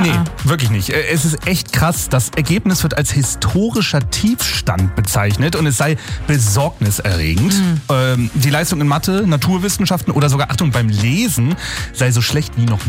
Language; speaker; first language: German; native; German